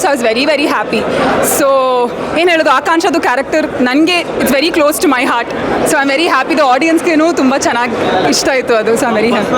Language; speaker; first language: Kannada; non-native, fluent; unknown